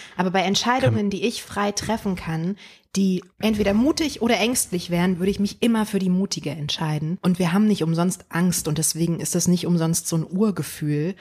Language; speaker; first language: German; early bilingual, other home language; Polish